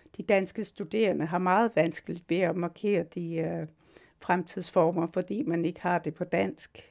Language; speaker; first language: Danish; non-native, local second language; Kalaallisut